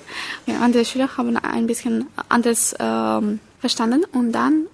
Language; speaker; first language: German; non-native, learner; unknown